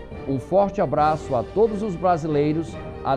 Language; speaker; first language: Portuguese; native; Portuguese